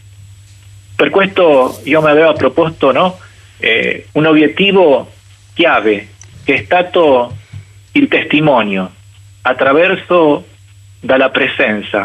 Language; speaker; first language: Italian; non-native, fluent; Spanish